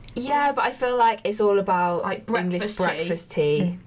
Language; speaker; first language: English; native; English